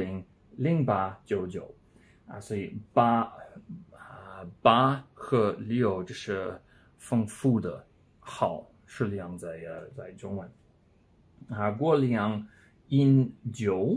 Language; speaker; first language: Chinese; non-native, learner; English